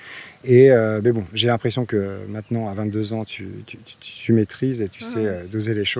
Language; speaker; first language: French; native; French